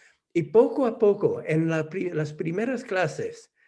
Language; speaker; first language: Spanish; non-native, fluent; English